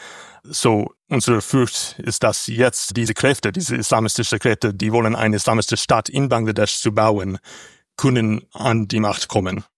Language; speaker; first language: German; non-native, learner; English